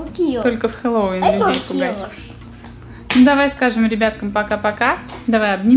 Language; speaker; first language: Russian; native; Russian